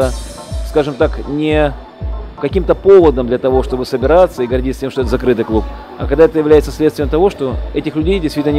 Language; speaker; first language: Russian; native; Russian